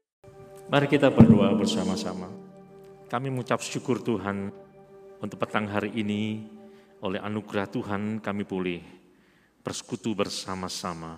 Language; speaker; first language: Indonesian; native; Indonesian